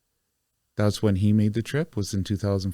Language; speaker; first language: English; native; English